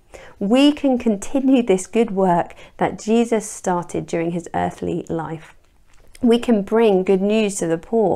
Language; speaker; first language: English; native; English